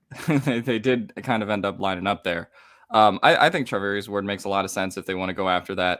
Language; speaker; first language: English; native; English